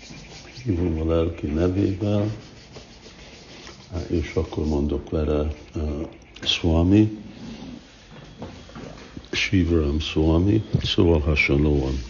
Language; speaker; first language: Hungarian; early bilingual, heritage; Hungarian